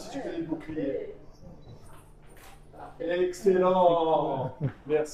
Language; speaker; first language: French; native; French